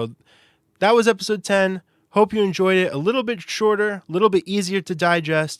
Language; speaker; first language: English; native; English